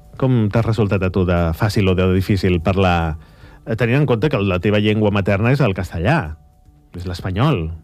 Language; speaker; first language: Catalan; native; Catalan